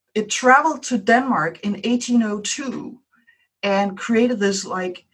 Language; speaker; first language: English; non-native, fluent; Danish